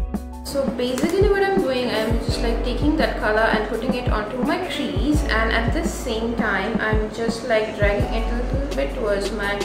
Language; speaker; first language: English; non-native, local second language; Bangla